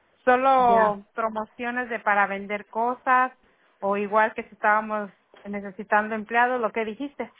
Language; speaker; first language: Spanish; native; Spanish